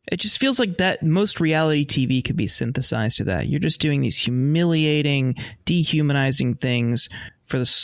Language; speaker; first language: English; native; English